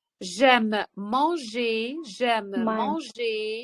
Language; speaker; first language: French; non-native, fluent; Ukrainian